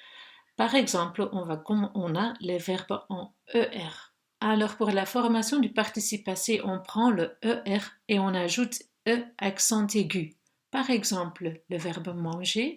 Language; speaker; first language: French; non-native, local second language; Dutch